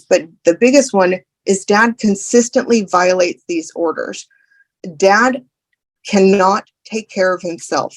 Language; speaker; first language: English; native; English